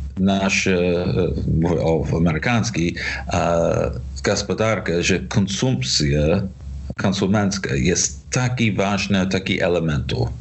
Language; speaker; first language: Polish; non-native, learner; English